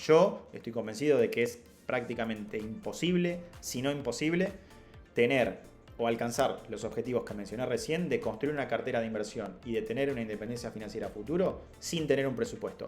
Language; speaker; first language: Spanish; native; Spanish